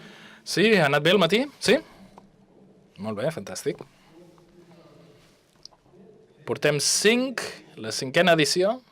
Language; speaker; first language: Catalan; non-native, fluent; English